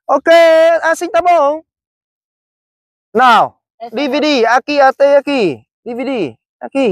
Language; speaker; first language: Portuguese; non-native, learner; Vietnamese